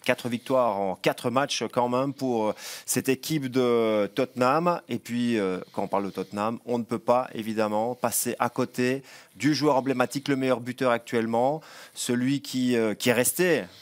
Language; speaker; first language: French; native; French